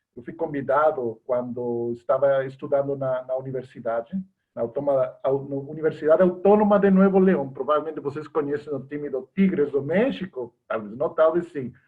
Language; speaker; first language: Portuguese; non-native, fluent; Spanish